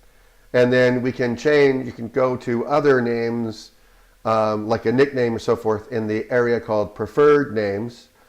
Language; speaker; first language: English; native; English